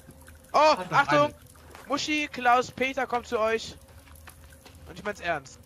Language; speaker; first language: German; native; German